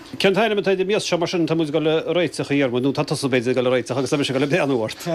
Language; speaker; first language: Irish; native; Irish